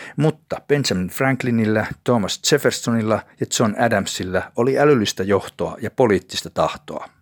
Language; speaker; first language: Finnish; native; Finnish